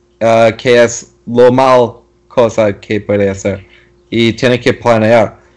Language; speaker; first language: Spanish; non-native, learner; English